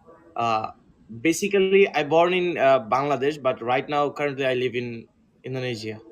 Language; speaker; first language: English; non-native, learner; Bangla